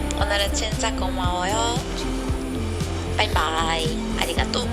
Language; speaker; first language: Korean; non-native, fluent; Japanese